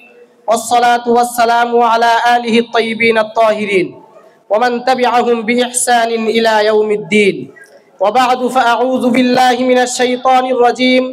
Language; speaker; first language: Arabic; non-native, learner; Bangla